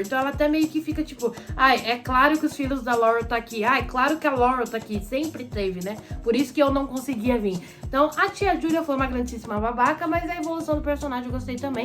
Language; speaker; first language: Portuguese; native; Portuguese